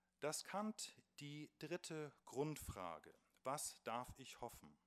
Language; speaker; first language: German; native; German